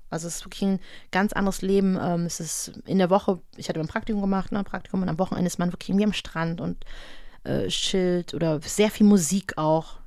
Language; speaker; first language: German; native; German